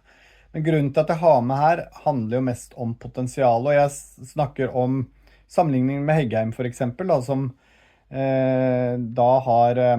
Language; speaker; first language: Norwegian; native; Norwegian